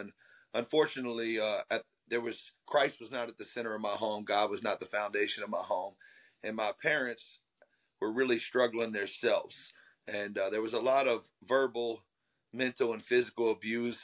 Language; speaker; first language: English; native; English